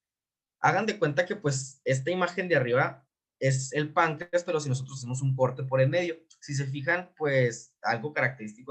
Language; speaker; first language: Spanish; native; Spanish